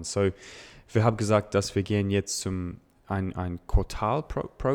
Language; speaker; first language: German; non-native, learner; English